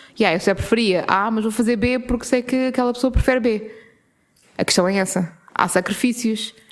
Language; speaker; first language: Portuguese; native; Portuguese